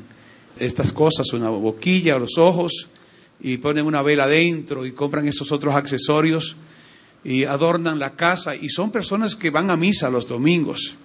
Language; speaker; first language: Spanish; native; Spanish